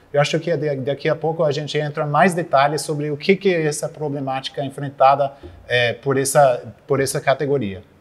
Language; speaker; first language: Portuguese; non-native, fluent; English